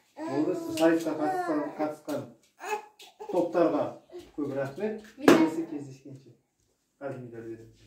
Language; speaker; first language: Kazakh; native; Kazakh